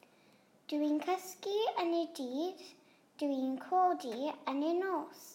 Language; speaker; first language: Welsh; non-native, learner; English